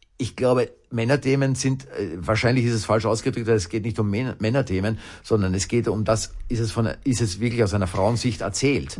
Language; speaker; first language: German; native; German